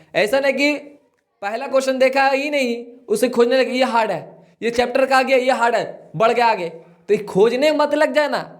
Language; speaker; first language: Hindi; native; Hindi